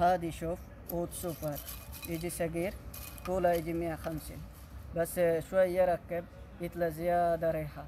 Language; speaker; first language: Arabic; non-native, learner; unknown